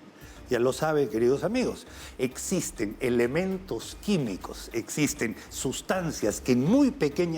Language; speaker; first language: Spanish; native; Spanish